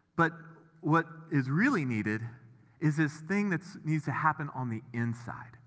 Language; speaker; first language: English; native; English